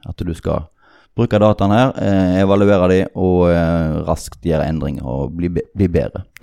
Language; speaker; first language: Norwegian; native; Norwegian